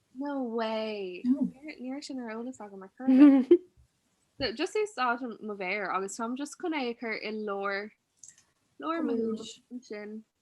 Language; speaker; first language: Irish; non-native, local second language; English